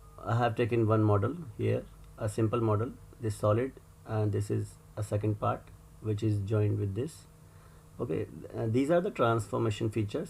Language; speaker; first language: English; non-native, local second language; Hindi